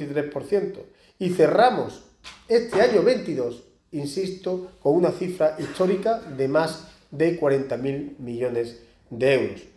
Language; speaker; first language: Spanish; native; Spanish